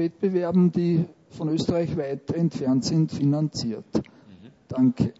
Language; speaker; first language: German; native; German